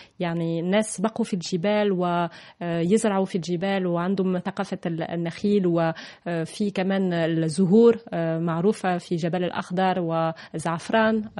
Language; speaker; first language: Arabic; non-native, fluent; French